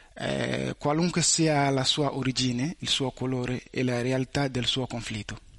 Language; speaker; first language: Italian; non-native, fluent; Bambara